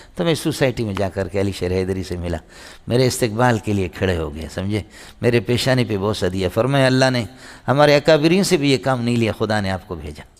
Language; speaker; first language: Urdu; non-native, local second language; Brahui